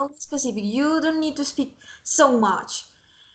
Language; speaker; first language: English; non-native, fluent; Spanish